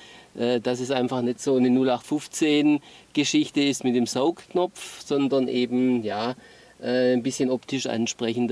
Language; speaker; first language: German; native; German